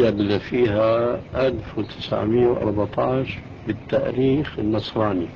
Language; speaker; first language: Arabic; early bilingual, other home language; Albanian